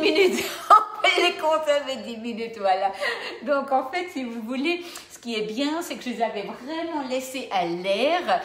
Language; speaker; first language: French; native; French